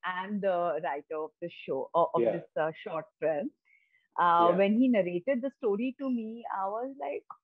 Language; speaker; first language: English; non-native, local second language; Bangla